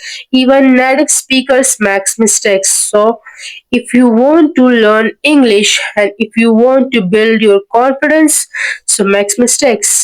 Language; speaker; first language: English; non-native, learner; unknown